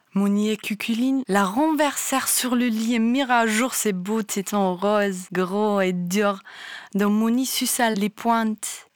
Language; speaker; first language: French; non-native, fluent; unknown